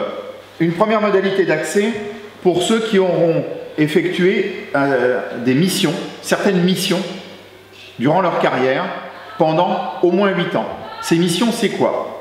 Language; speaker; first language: French; native; French